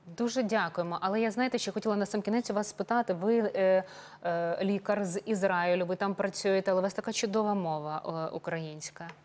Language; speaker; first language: Ukrainian; native; Ukrainian